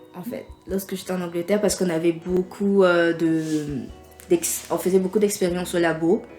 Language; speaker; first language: French; native; French